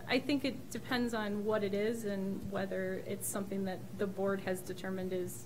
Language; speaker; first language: English; native; English